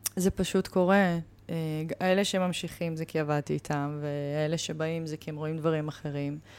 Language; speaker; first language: Hebrew; native; Hebrew